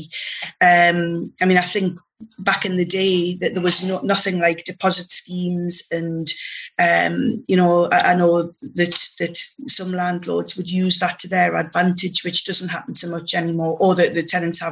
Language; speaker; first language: English; native; English